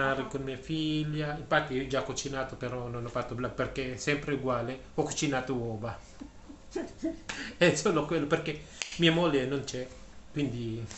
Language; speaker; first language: Italian; non-native, learner; Filipino